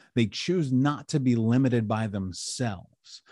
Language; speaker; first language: English; native; English